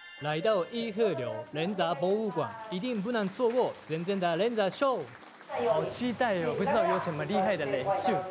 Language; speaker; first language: Chinese; non-native, fluent; Japanese